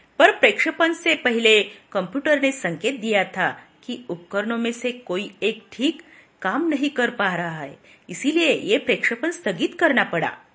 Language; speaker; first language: Hindi; non-native, local second language; Marathi